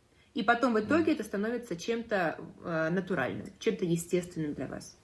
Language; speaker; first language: Russian; native; Russian